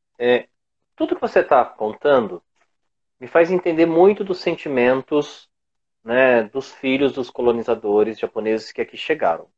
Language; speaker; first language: Portuguese; native; Portuguese